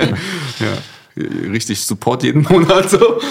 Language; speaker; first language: German; early bilingual, other home language; Korean